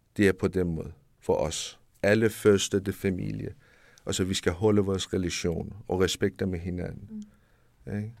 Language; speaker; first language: Danish; non-native, learner; Persian